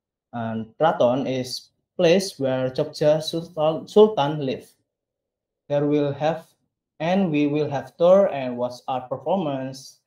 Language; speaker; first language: English; non-native, learner; Indonesian